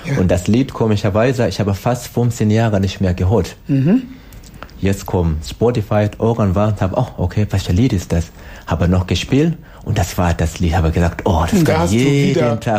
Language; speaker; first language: German; non-native, learner; Swahili